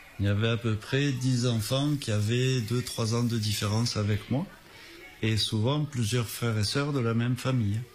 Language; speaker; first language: French; native; French